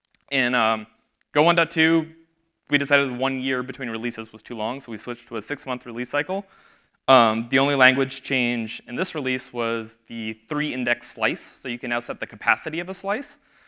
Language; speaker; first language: English; native; English